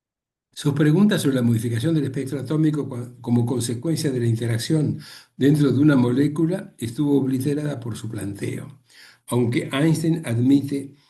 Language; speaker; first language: Spanish; native; Spanish